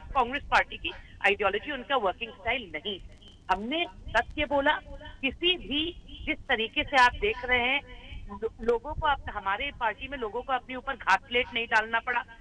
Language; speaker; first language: Hindi; native; Hindi